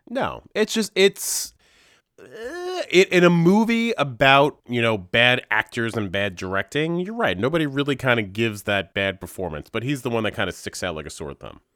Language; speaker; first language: English; native; English